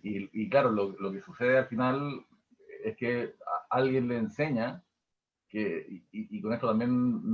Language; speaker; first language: Spanish; native; Spanish